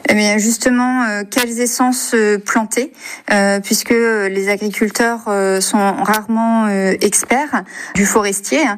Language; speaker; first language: French; native; French